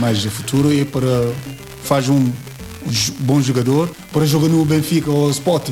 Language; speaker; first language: Portuguese; non-native, learner; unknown